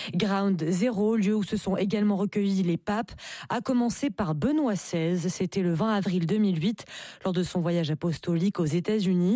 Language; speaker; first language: French; native; French